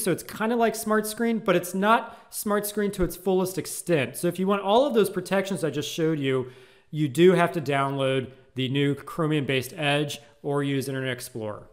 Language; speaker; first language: English; native; English